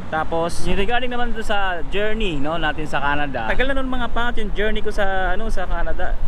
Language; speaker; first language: Filipino; native; Filipino